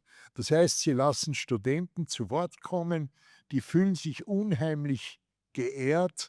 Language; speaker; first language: German; native; German